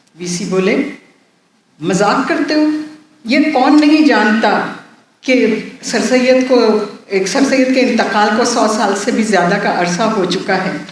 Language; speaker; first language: Urdu; native; Urdu